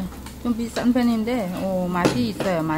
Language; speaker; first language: Korean; non-native, learner; Vietnamese